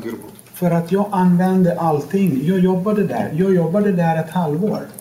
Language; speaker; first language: Swedish; non-native, learner; Lithuanian